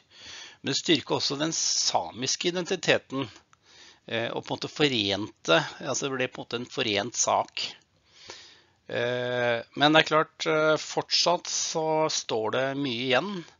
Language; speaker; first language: Norwegian; native; Norwegian